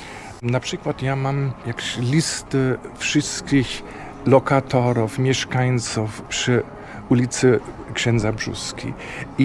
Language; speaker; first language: Polish; non-native, fluent; German